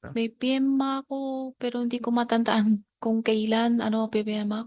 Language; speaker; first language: Filipino; non-native, learner; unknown